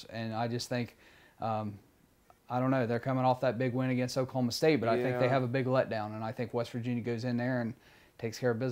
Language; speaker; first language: English; native; English